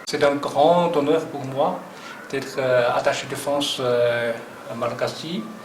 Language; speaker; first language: French; non-native, learner; Chinese